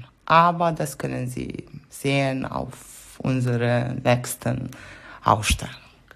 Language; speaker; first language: German; non-native, fluent; Serbian